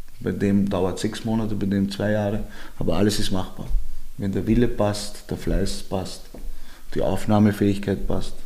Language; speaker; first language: German; early bilingual, other home language; Georgian